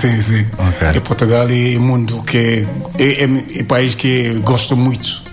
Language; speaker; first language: Portuguese; non-native, learner; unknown